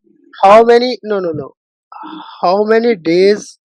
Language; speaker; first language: English; non-native, learner; Hindi